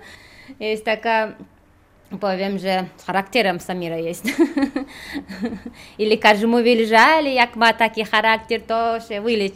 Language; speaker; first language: Polish; non-native, learner; Chechen